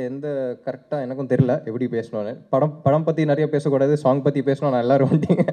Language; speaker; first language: Tamil; non-native, local second language; Telugu